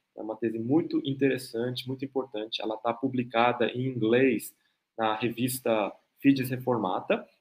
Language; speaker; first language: Portuguese; non-native, fluent; Korean